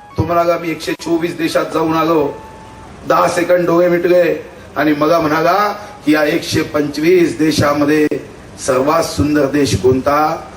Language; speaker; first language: Marathi; native; Marathi